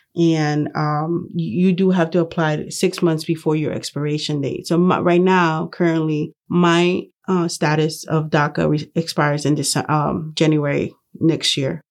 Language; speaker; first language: English; early bilingual, other home language; Spanish